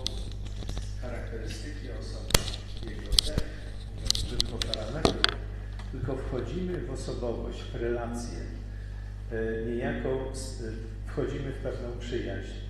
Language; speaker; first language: Polish; native; Polish